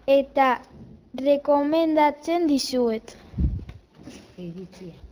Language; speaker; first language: Basque; non-native, learner; Spanish